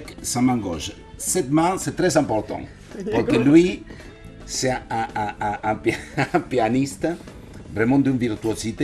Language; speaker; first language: French; non-native, fluent; Spanish